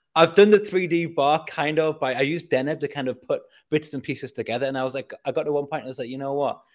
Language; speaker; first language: English; native; English